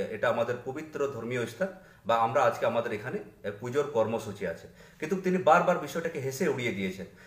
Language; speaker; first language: Bangla; non-native, local second language; Santali